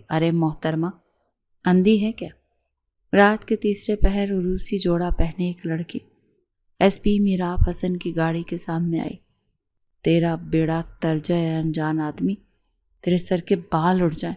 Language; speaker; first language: Urdu; native; Urdu